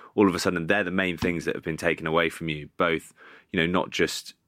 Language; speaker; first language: English; native; English